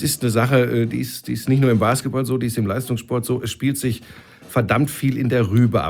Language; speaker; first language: German; native; German